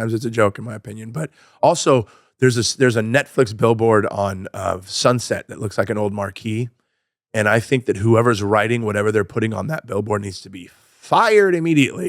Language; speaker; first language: English; native; English